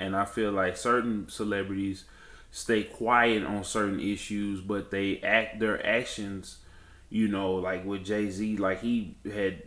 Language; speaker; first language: English; native; English